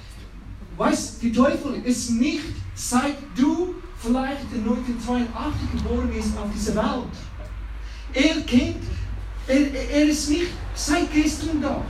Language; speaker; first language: German; non-native, learner; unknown